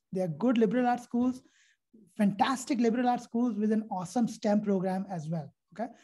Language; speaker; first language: English; non-native, local second language; Hindi